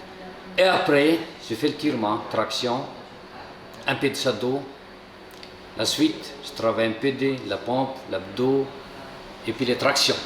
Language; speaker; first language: French; non-native, local second language; Malagasy